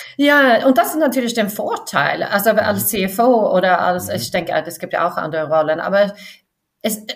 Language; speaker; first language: German; non-native, fluent; Swedish